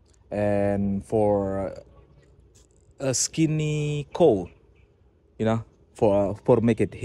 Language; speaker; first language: English; non-native, learner; Balinese